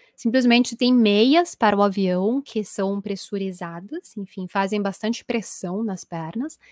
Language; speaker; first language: Portuguese; non-native, fluent; Italian